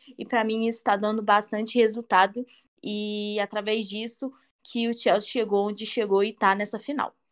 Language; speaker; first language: Portuguese; native; Portuguese